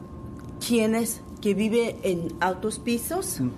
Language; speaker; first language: Spanish; non-native, fluent; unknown